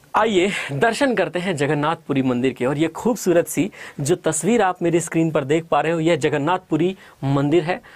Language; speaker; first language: Hindi; native; Hindi